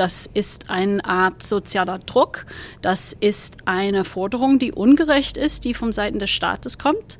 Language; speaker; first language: German; non-native, fluent; English